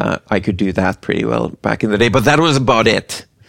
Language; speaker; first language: English; non-native, fluent; Finnish